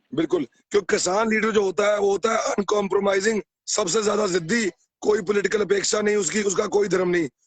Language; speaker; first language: Hindi; non-native, local second language; Punjabi